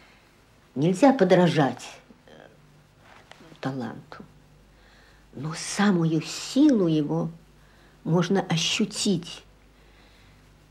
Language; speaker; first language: Russian; native; Russian